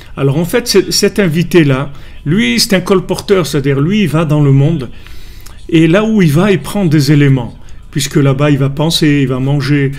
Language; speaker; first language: French; native; French